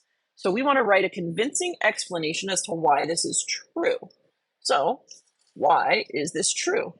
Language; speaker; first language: English; native; English